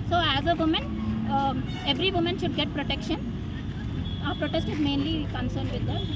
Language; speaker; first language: English; non-native, local second language; Telugu